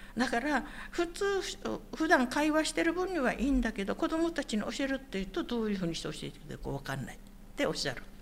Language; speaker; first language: Japanese; non-native, local second language; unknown